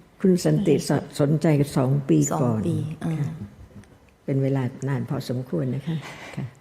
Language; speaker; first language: Thai; native; Thai